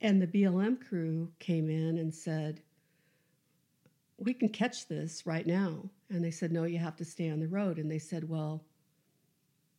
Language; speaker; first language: English; native; English